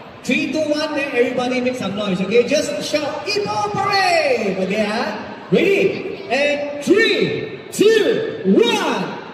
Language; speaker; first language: English; non-native, local second language; Chinese